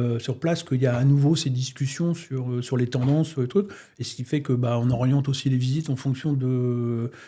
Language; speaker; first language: French; native; French